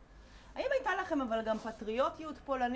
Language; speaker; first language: Hebrew; native; Hebrew